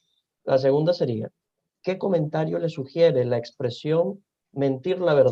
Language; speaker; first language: Spanish; native; Spanish